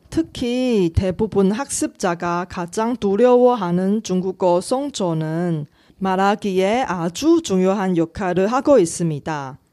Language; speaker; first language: Korean; non-native, fluent; Chinese